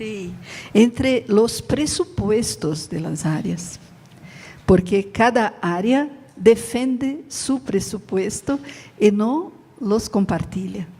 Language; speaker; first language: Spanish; non-native, learner; Portuguese